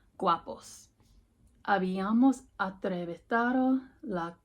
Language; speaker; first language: Spanish; non-native, learner; English